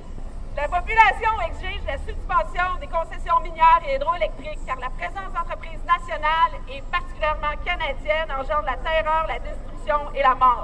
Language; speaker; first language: French; native; French